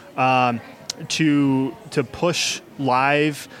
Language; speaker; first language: English; native; English